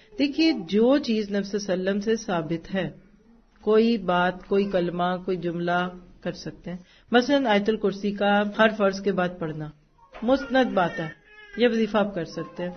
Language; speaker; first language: Urdu; native; Urdu